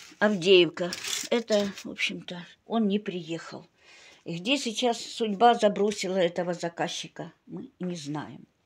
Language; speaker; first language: Russian; native; Russian